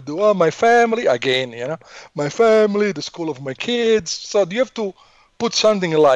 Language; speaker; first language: English; non-native, fluent; Italian